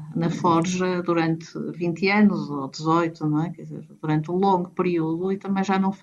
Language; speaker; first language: Portuguese; native; Portuguese